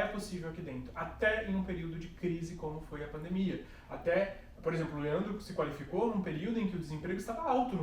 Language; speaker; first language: Portuguese; native; Portuguese